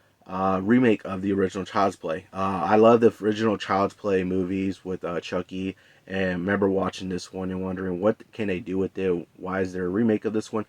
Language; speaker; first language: English; native; English